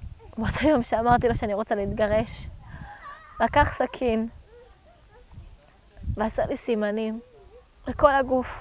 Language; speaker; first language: Hebrew; early bilingual, other home language; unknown